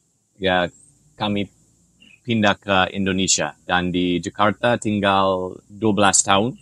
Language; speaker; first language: Indonesian; non-native, fluent; English